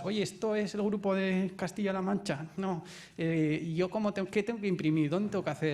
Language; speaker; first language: Spanish; native; Spanish